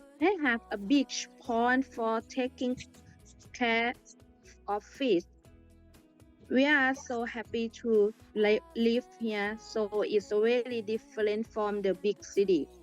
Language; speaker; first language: English; non-native, learner; Thai